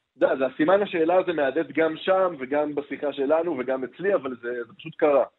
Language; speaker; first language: Hebrew; native; Hebrew